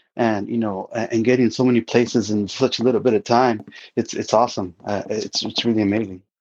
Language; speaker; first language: English; early bilingual, other home language; Spanish